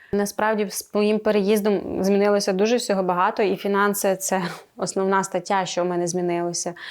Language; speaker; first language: Ukrainian; native; Ukrainian